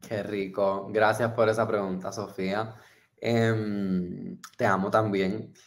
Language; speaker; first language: Spanish; early bilingual, other home language; English